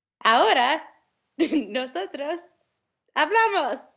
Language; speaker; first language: Spanish; non-native, learner; English